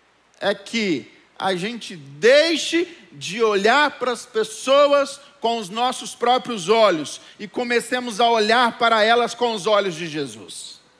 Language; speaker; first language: Portuguese; native; Portuguese